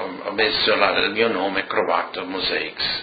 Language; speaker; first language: Italian; non-native, local second language; Friulian